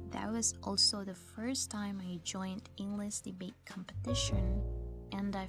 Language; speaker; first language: English; non-native, fluent; Indonesian